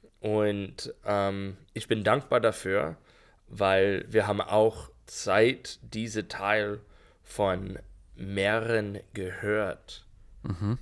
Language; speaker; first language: German; non-native, learner; English